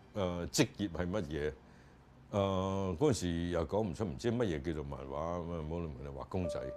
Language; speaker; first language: Chinese; native; Chinese